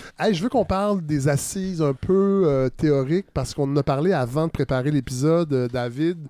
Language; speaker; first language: French; native; French